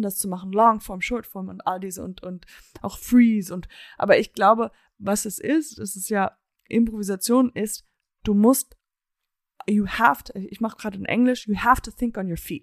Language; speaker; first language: German; early bilingual, heritage; German